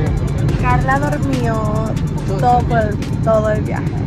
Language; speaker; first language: Spanish; early bilingual, heritage; Spanish